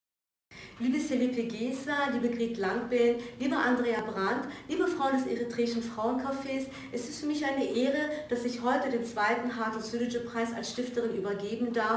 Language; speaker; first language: German; native; German